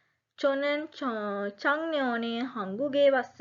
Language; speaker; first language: Korean; non-native, fluent; Sinhala